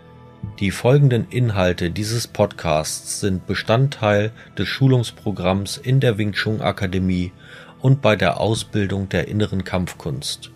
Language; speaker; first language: German; native; German